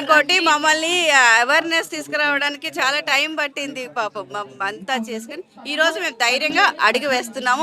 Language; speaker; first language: Telugu; native; Telugu